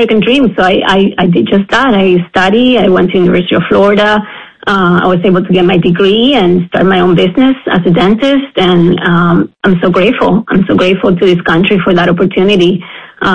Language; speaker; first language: English; non-native, fluent; Spanish